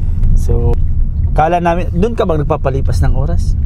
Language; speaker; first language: Filipino; native; Filipino